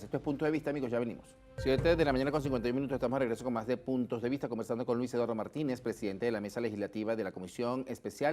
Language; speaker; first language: Spanish; native; Spanish